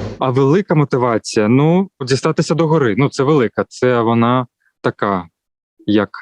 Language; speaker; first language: Ukrainian; non-native, local second language; Russian